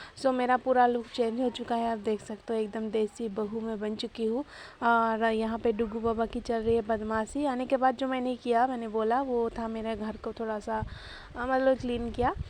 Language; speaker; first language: Hindi; non-native, local second language; Bangla